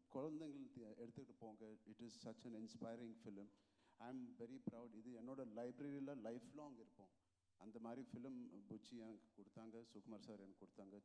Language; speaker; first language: Tamil; non-native, local second language; Telugu